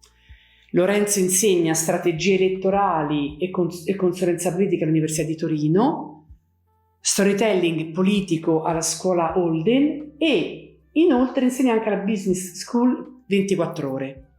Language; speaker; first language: Italian; native; Italian